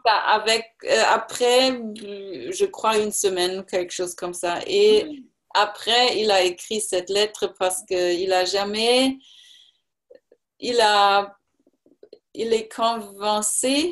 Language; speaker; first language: French; non-native, learner; German